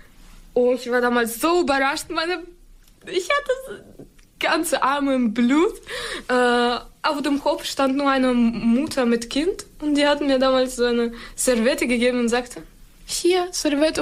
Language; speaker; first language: German; non-native, learner; Ukrainian